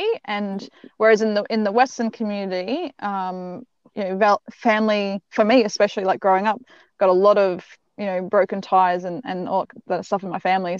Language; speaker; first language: English; native; English